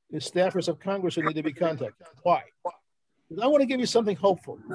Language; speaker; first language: English; native; English